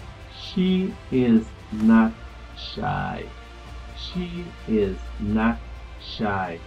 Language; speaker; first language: English; non-native, fluent; Spanish